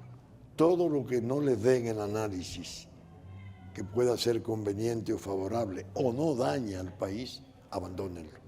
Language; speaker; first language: Spanish; native; Spanish